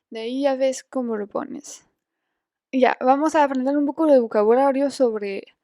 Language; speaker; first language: Spanish; non-native, fluent; French